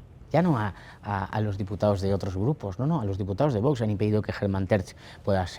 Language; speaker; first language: Spanish; native; Spanish